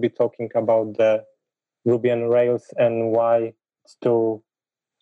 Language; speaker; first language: English; non-native, fluent; Polish